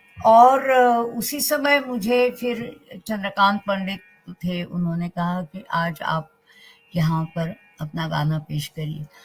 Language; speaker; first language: Hindi; non-native, local second language; Marathi